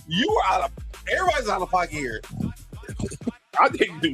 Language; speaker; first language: English; native; English